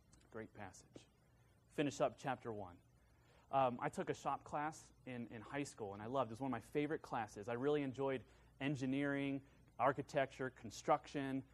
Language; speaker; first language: English; native; English